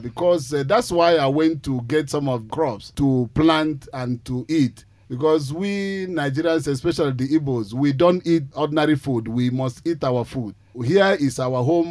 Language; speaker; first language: English; non-native, local second language; Igbo